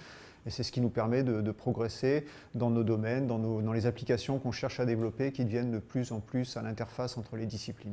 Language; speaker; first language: French; native; French